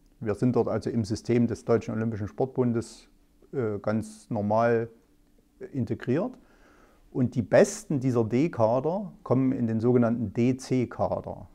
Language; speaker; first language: German; native; German